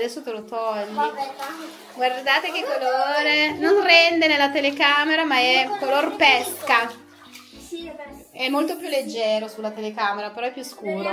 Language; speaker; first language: Italian; native; Italian